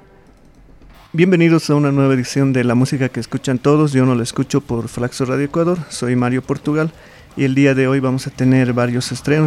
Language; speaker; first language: Spanish; native; Spanish